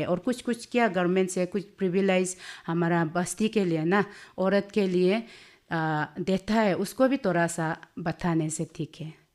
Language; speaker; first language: Hindi; non-native, local second language; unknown